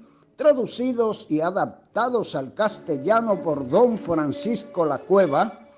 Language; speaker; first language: Spanish; native; Spanish